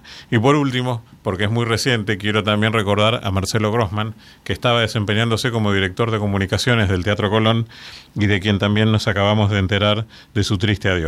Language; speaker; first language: Spanish; native; Spanish